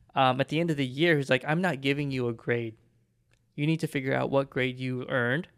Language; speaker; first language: English; early bilingual, other home language; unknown